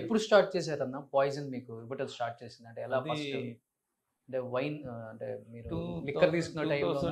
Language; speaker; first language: Telugu; native; Telugu